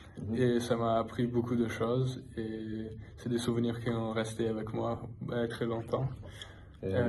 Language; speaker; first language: French; non-native, fluent; English